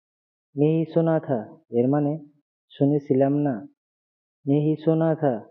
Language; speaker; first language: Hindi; non-native, learner; Bangla